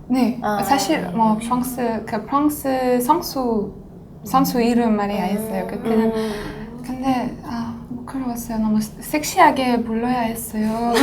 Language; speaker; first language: Korean; non-native, fluent; French